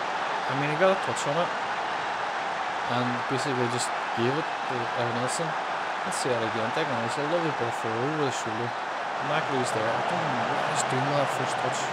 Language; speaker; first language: English; native; English